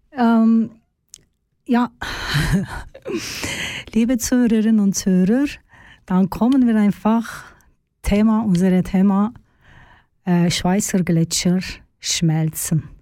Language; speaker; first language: German; non-native, learner; Turkish